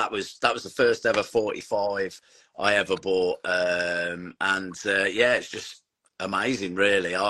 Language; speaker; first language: English; native; English